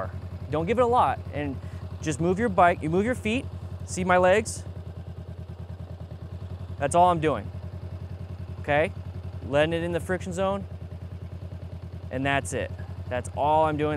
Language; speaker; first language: English; native; English